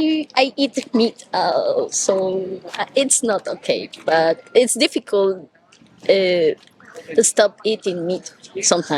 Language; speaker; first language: English; non-native, learner; Spanish